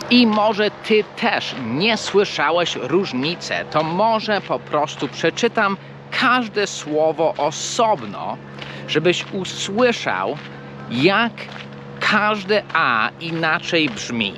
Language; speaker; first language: Polish; non-native, fluent; English